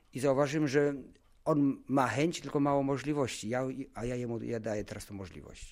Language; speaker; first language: Polish; non-native, local second language; German